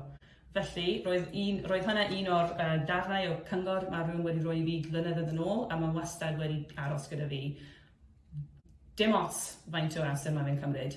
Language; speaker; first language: Welsh; non-native, fluent; English